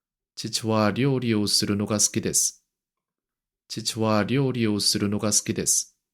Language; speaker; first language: Japanese; non-native, learner; Korean